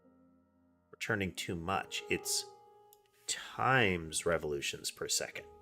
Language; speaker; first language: English; native; English